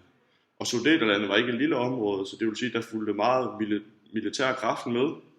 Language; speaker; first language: Danish; native; Danish